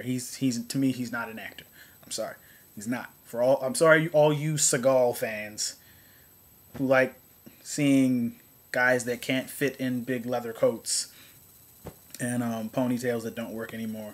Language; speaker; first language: English; native; English